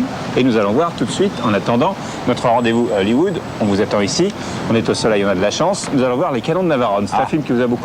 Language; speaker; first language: French; native; French